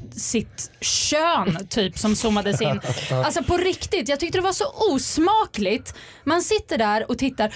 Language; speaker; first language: Swedish; native; Swedish